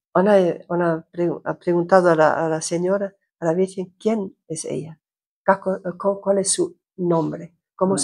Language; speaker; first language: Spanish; non-native, fluent; Croatian